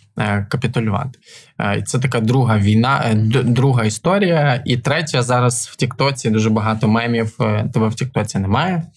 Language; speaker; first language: Ukrainian; native; Ukrainian